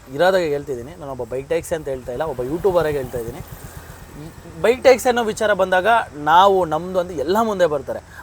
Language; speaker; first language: Kannada; native; Kannada